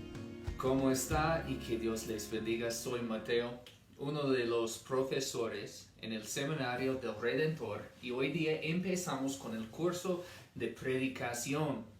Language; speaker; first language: Spanish; non-native, fluent; English